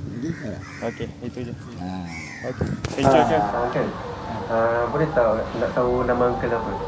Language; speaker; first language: Malay; native; Malay